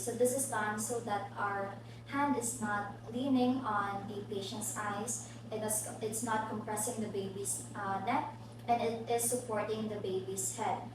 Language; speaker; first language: English; non-native, local second language; Filipino